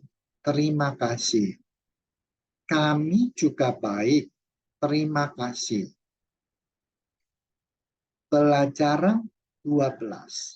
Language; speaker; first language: Indonesian; non-native, fluent; Chinese